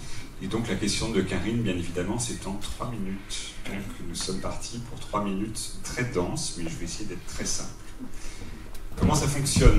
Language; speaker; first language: French; native; French